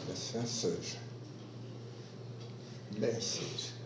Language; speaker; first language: Portuguese; native; Portuguese